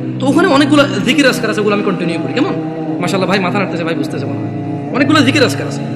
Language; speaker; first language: Bangla; early bilingual, heritage; Bangla